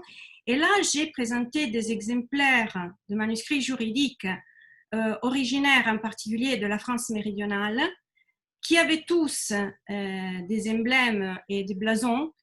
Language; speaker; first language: French; non-native, fluent; Italian